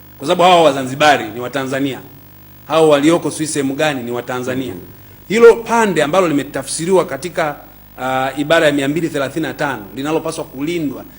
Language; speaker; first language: Swahili; native; Swahili